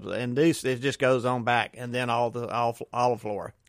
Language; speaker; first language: English; native; English